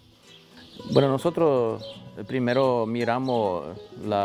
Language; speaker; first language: Spanish; non-native, local second language; German